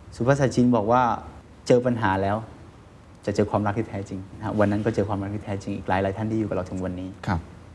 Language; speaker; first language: Thai; non-native, fluent; Chinese